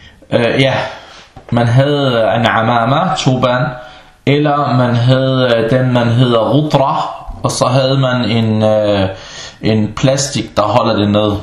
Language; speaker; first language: Danish; early bilingual, other home language; Arabic